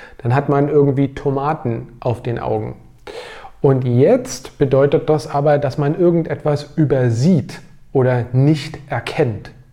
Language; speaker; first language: German; native; German